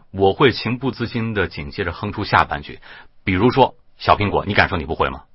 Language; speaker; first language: Chinese; native; Chinese